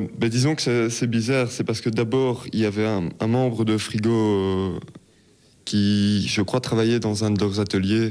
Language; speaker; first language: French; native; French